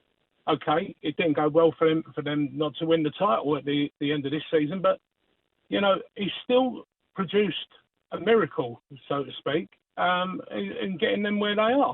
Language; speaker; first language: English; native; English